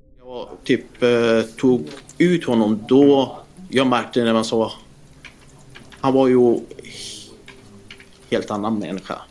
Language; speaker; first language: Swedish; non-native, fluent; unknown